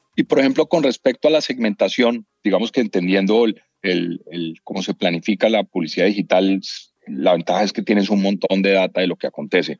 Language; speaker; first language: Spanish; native; Spanish